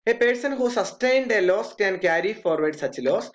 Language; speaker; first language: English; non-native, local second language; Malayalam